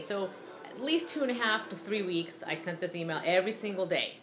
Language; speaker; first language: English; native; English